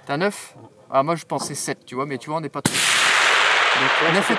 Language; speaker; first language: French; native; French